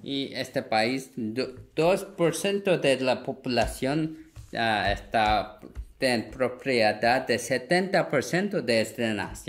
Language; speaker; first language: Spanish; non-native, fluent; Korean